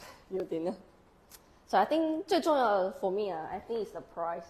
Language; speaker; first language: English; non-native, local second language; Chinese